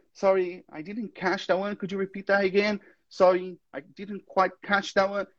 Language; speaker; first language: English; non-native, fluent; Portuguese